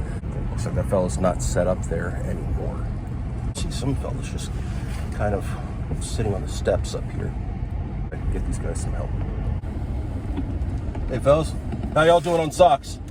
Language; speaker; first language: English; native; English